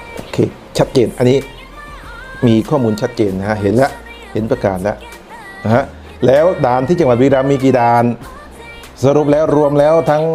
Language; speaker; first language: Thai; non-native, local second language; Northern Khmer